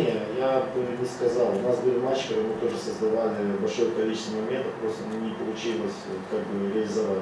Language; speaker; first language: Russian; native; Russian